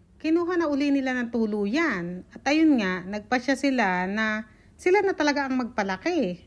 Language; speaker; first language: Filipino; native; Filipino